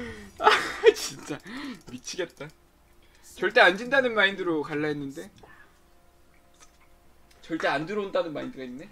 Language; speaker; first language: Korean; native; Korean